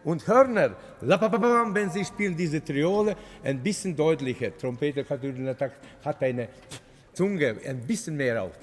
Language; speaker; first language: German; non-native, fluent; Latvian